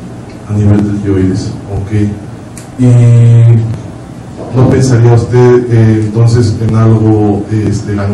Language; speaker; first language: Spanish; native; Spanish